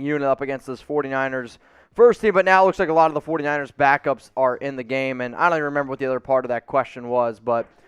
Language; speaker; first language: English; native; English